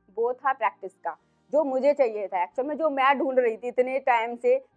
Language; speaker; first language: Hindi; native; Hindi